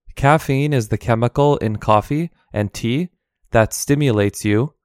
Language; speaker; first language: English; native; English